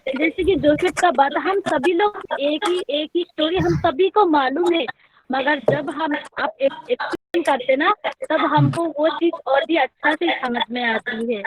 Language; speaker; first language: Hindi; non-native, local second language; Bangla